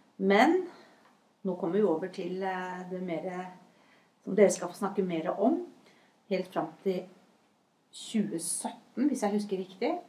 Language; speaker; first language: Norwegian; native; Norwegian